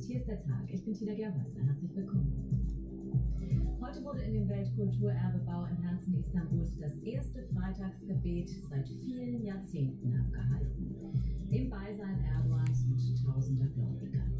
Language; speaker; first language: German; native; German